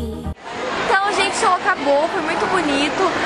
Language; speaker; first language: Portuguese; native; Portuguese